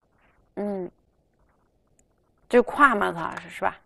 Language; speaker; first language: Chinese; native; Chinese